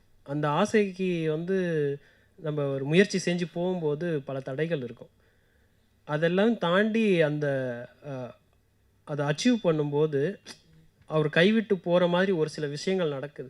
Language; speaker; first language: Tamil; native; Tamil